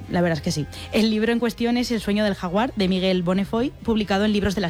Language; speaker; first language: Spanish; native; Spanish